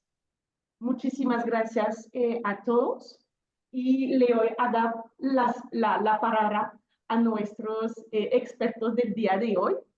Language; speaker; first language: Spanish; non-native, fluent; French